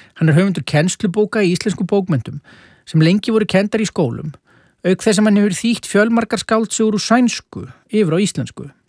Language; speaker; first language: Icelandic; native; Icelandic